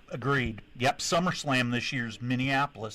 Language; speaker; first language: English; native; English